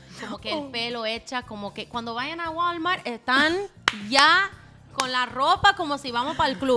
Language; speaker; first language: Spanish; non-native, fluent; English